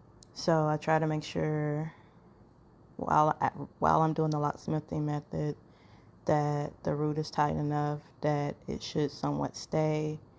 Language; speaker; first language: English; native; English